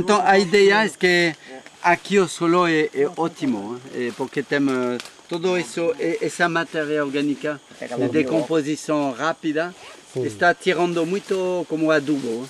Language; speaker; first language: Portuguese; non-native, fluent; French